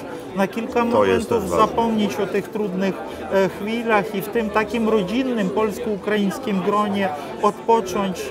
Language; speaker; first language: Polish; non-native, fluent; Ukrainian